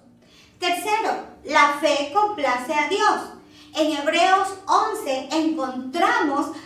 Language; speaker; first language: Spanish; native; Spanish